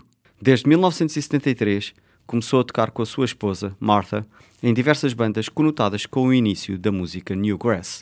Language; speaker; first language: Portuguese; native; Portuguese